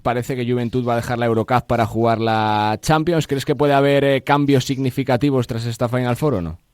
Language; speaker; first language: Spanish; native; Spanish